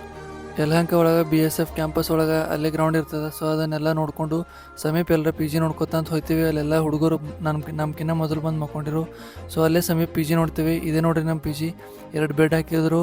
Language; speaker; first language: Kannada; native; Kannada